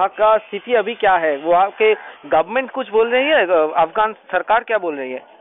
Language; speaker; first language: Urdu; native; Urdu